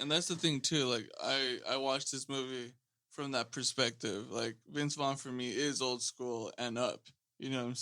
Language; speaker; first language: English; native; English